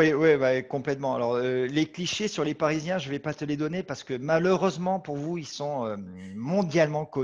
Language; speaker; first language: French; native; French